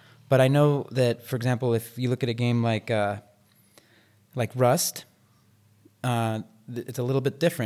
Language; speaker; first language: English; native; English